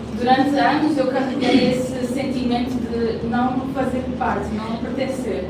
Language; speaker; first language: Portuguese; native; Portuguese